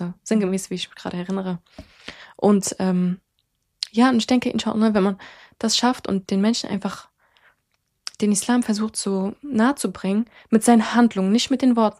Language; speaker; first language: German; early bilingual, other home language; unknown